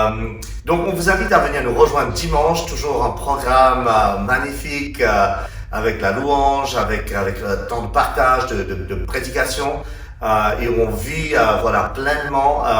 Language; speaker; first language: French; native; French